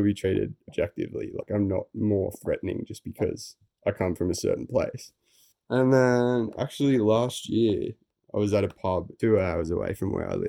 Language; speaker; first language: English; native; English